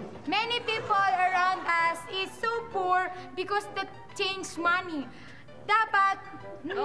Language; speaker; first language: English; non-native, learner; Filipino